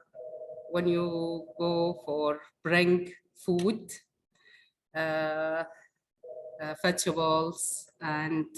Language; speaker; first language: English; non-native, learner; Arabic